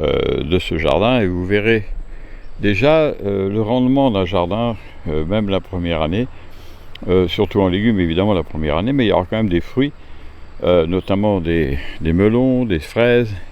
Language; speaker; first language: French; native; French